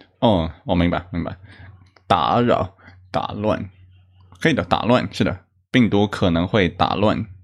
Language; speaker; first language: Chinese; non-native, learner; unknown